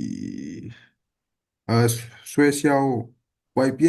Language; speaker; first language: Chinese; non-native, learner; Indonesian